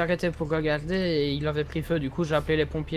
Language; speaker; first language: French; native; French